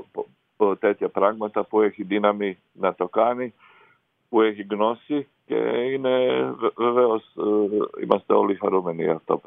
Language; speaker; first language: Greek; non-native, fluent; Croatian